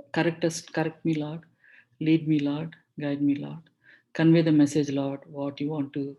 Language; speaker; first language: English; non-native, local second language; Telugu